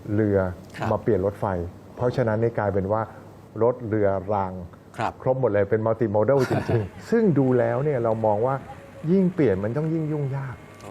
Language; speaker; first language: Thai; native; Thai